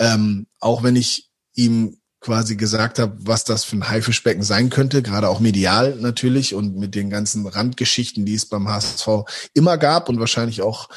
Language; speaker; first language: German; native; German